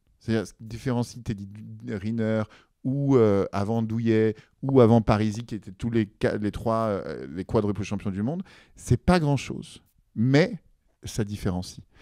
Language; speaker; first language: French; native; French